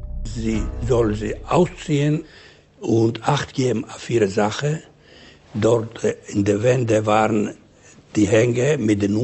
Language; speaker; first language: German; non-native, fluent; Ladino